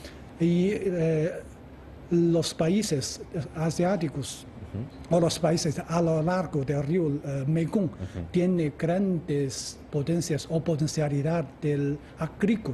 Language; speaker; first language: Spanish; non-native, fluent; Chinese